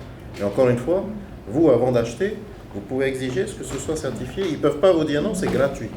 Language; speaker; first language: French; native; French